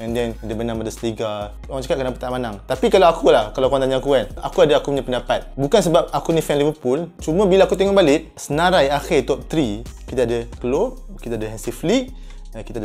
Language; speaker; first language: Malay; native; Malay